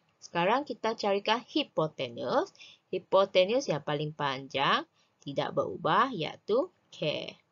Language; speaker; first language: Malay; native; Malay